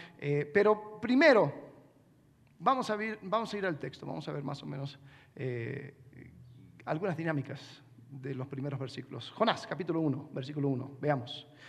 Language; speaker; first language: Spanish; non-native, fluent; English